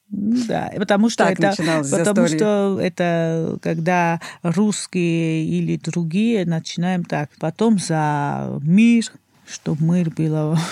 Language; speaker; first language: Russian; non-native, fluent; Georgian